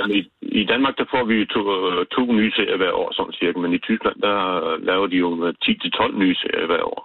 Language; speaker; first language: Danish; native; Danish